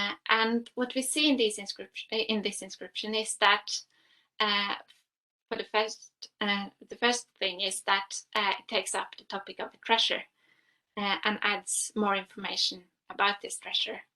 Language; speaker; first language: English; non-native, fluent; Norwegian